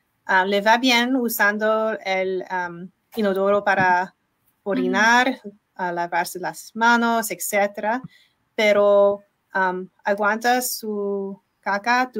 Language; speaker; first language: Spanish; non-native, learner; English